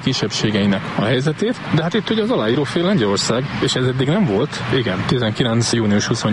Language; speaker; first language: Hungarian; native; Hungarian